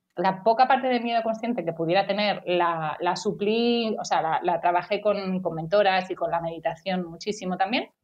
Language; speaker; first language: Spanish; native; Spanish